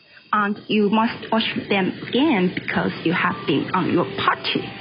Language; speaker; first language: English; non-native, fluent; Chinese